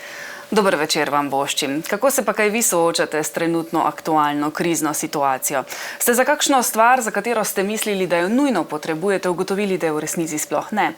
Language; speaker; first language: Slovenian; native; Slovenian